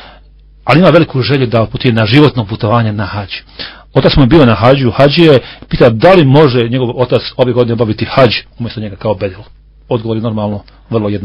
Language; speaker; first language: Serbian; native; Serbian